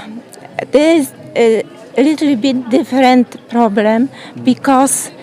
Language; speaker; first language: English; non-native, learner; Polish